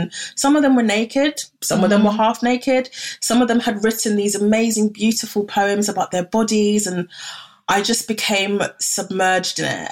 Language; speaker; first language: English; native; English